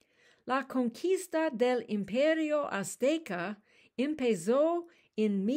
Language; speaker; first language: Spanish; non-native, learner; English